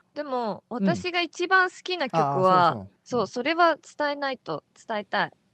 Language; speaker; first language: Japanese; native; Japanese